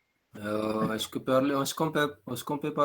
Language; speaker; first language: French; non-native, local second language; Malagasy